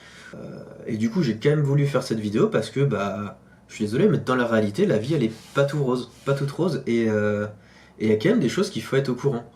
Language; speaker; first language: French; native; French